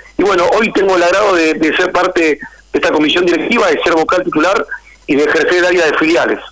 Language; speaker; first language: Spanish; native; Spanish